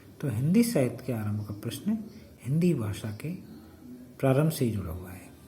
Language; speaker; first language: Hindi; native; Hindi